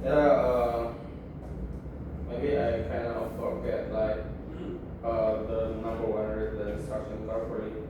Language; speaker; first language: English; non-native, learner; Indonesian